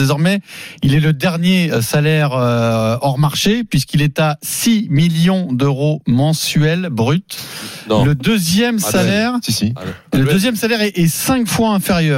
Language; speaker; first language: French; native; French